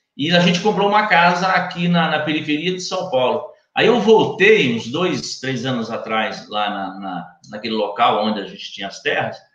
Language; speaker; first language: Portuguese; native; Portuguese